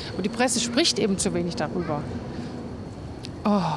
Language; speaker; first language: German; native; German